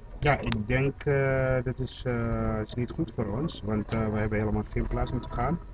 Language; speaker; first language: Dutch; non-native, learner; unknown